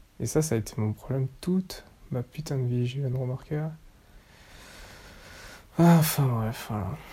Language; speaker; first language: French; native; French